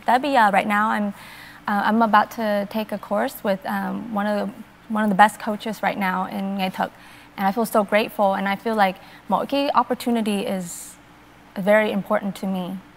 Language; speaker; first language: English; early bilingual, other home language; Vietnamese